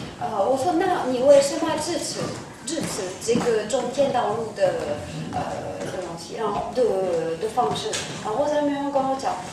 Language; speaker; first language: Chinese; non-native, fluent; French